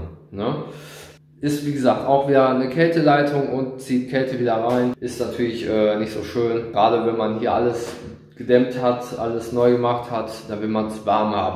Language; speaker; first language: German; native; German